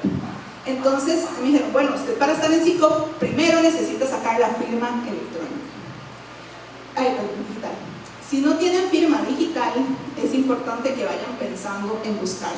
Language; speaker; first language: Spanish; native; Spanish